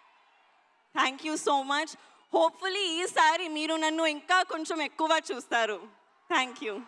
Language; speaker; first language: Telugu; non-native, learner; Hindi